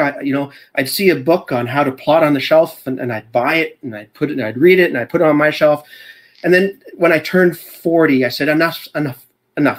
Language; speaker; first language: English; native; English